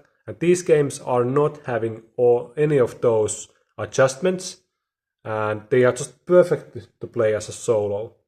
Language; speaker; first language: English; non-native, fluent; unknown